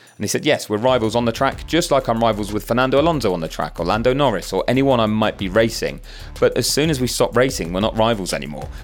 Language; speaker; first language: English; native; English